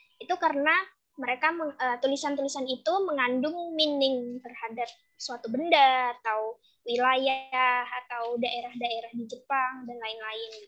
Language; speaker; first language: Indonesian; native; Indonesian